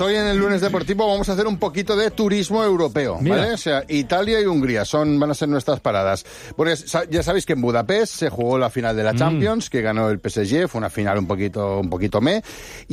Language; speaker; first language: Spanish; native; Spanish